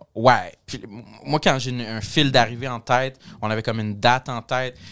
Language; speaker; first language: French; native; French